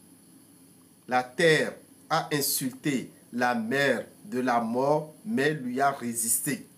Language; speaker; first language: French; non-native, local second language; Fon